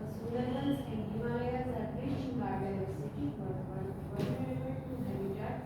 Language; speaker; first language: English; non-native, local second language; Gujarati